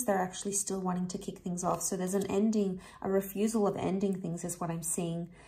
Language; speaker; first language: English; native; English